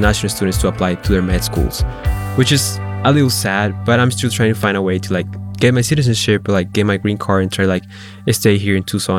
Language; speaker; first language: English; non-native, fluent; Spanish